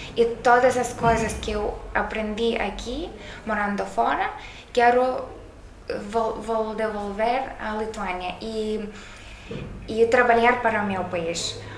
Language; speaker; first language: Portuguese; non-native, learner; Lithuanian